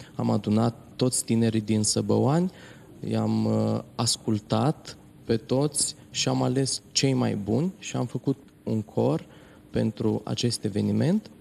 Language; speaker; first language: Romanian; native; Romanian